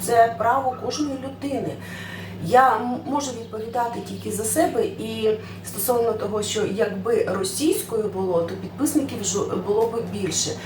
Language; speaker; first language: Ukrainian; non-native, local second language; Russian